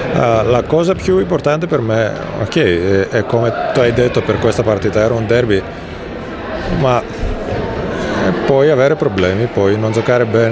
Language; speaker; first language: Italian; non-native, fluent; Greek